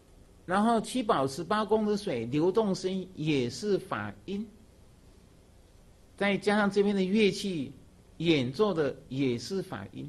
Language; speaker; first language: Chinese; native; Chinese